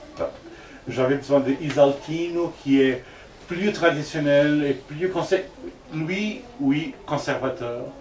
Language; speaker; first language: French; non-native, fluent; Portuguese